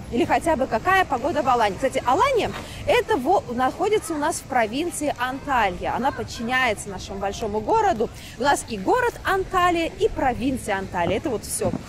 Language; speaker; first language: Russian; native; Russian